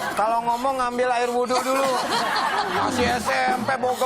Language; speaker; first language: Indonesian; native; Indonesian